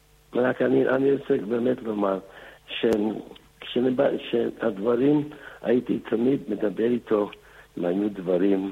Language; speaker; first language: Hebrew; non-native, fluent; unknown